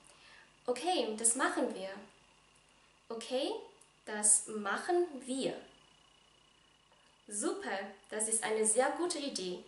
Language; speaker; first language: German; non-native, fluent; Vietnamese